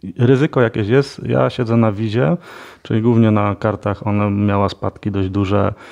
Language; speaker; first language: Polish; native; Polish